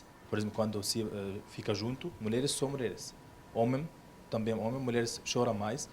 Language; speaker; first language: Portuguese; non-native, learner; Arabic